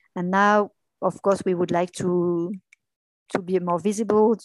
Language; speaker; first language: English; non-native, fluent; French